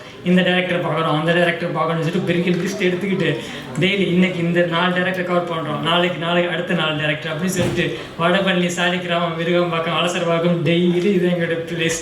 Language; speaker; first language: Tamil; native; Tamil